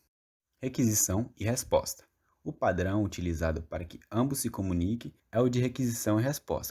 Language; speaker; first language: Portuguese; native; Portuguese